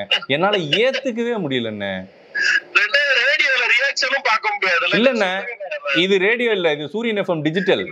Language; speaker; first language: Tamil; native; Tamil